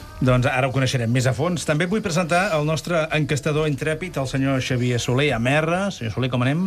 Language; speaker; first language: Catalan; native; Catalan